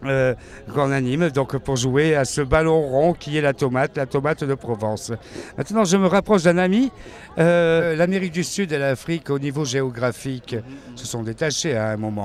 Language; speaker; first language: French; native; French